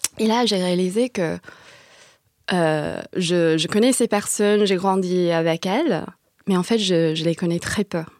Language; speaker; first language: French; non-native, fluent; English